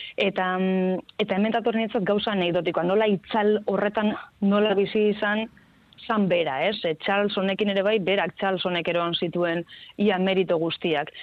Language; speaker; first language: Basque; non-native, local second language; Spanish